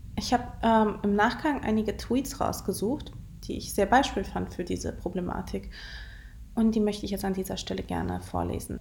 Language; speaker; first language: German; early bilingual, other home language; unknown